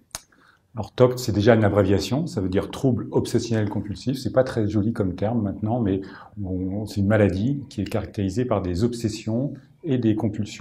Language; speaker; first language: French; native; French